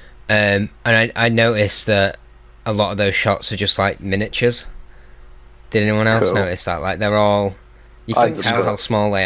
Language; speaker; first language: English; native; English